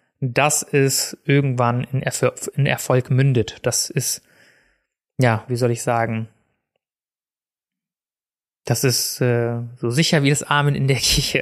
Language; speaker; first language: German; native; German